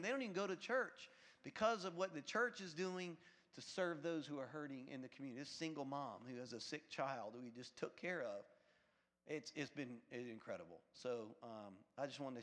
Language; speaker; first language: English; native; English